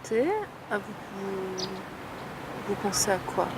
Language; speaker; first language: French; native; French